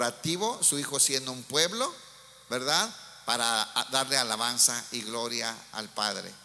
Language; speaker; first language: Spanish; native; Spanish